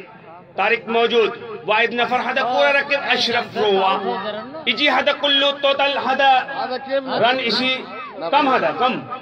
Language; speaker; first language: Arabic; non-native, learner; Urdu